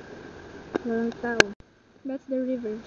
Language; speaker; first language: English; non-native, local second language; Filipino